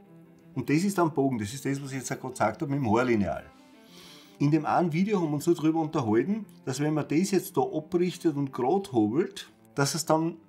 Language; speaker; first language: German; native; German